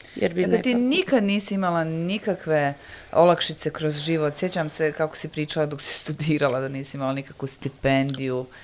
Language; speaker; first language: Croatian; native; Croatian